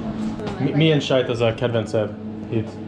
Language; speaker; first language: Hungarian; non-native, learner; English